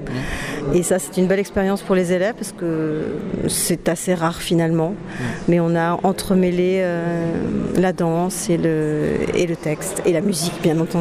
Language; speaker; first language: French; native; French